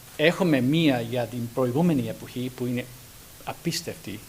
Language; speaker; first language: Greek; non-native, fluent; English